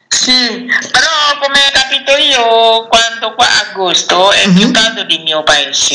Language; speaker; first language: Italian; non-native, learner; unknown